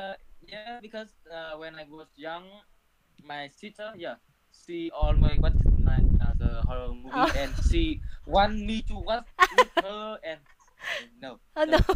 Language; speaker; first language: English; non-native, learner; Vietnamese